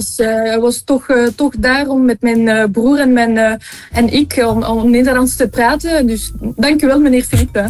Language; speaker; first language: Dutch; non-native, local second language; French